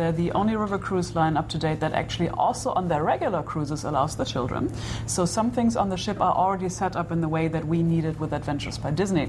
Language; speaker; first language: English; non-native, fluent; German